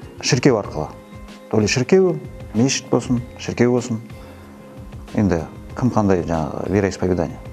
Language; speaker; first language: Kazakh; non-native, local second language; Russian